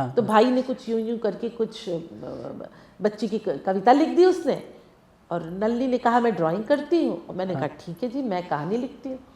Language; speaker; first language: Hindi; non-native, local second language; Tamil